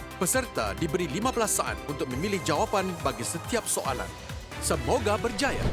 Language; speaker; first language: Malay; native; Malay